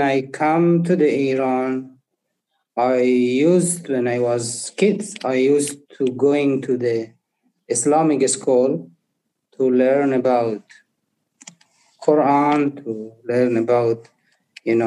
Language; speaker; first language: English; non-native, learner; Persian